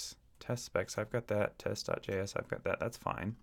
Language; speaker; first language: English; native; English